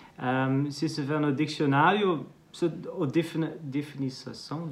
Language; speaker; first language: Portuguese; non-native, fluent; Dutch